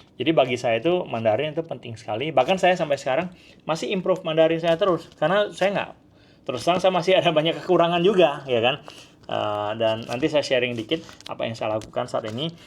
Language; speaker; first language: Indonesian; non-native, local second language; Hakka Chinese